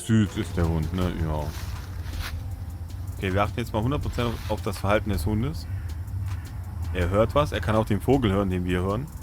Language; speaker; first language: German; native; German